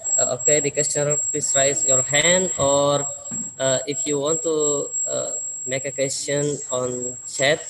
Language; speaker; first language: English; non-native, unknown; Indonesian